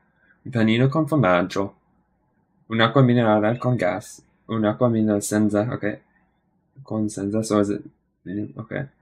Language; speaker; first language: Italian; non-native, learner; English